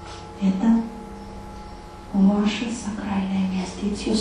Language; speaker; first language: Russian; native; Russian